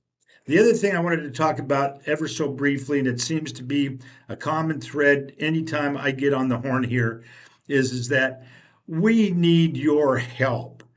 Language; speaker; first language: English; native; English